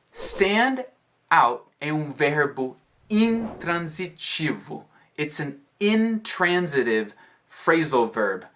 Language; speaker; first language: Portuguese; non-native, fluent; English